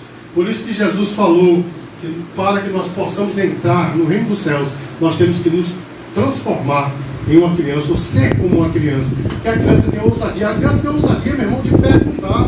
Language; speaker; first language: Portuguese; native; Portuguese